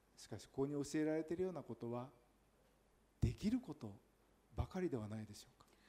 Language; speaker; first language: Japanese; native; Japanese